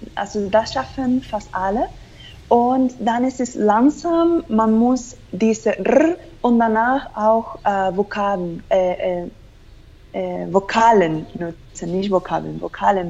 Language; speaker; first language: German; non-native, fluent; Spanish